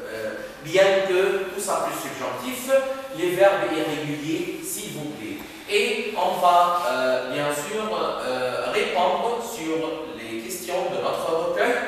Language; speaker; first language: French; non-native, fluent; Arabic